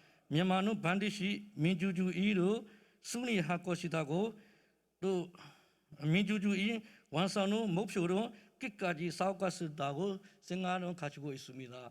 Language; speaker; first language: Korean; non-native, learner; Burmese